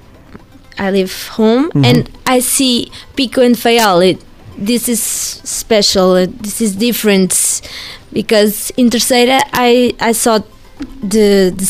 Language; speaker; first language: English; non-native, learner; Portuguese